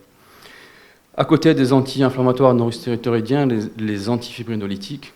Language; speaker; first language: French; non-native, local second language; Wolof